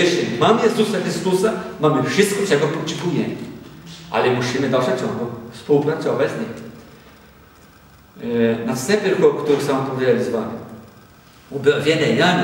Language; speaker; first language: Polish; non-native, learner; Portuguese